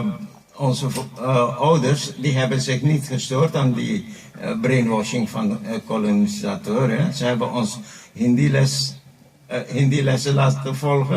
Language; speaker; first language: Dutch; non-native, local second language; Caribbean Hindustani